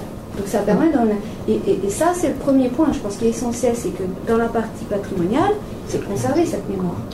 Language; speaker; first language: French; native; French